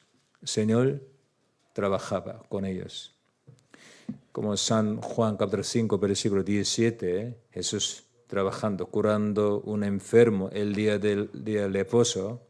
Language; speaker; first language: Spanish; non-native, learner; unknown